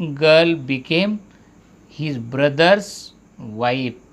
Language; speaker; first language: English; non-native, local second language; Marathi